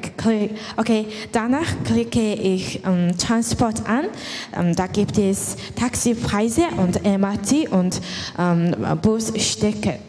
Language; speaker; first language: German; non-native, learner; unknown